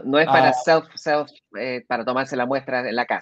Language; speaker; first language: Spanish; native; Spanish